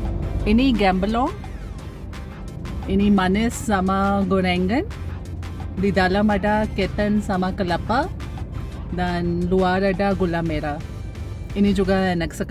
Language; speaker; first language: Indonesian; non-native, learner; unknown